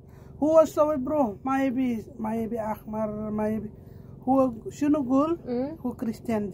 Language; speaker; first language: Arabic; non-native, learner; Nepali